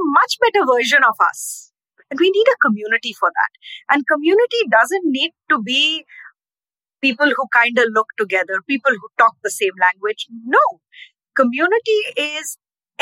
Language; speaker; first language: English; non-native, local second language; Hindi